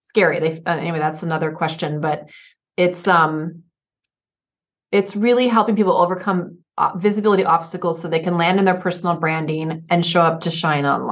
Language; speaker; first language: English; native; English